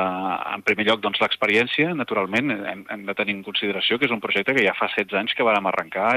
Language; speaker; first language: Catalan; native; Catalan